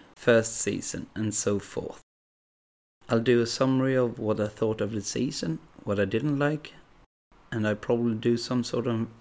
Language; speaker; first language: English; non-native, fluent; Swedish